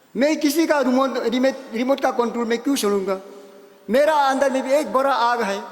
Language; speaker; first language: Hindi; non-native, local second language; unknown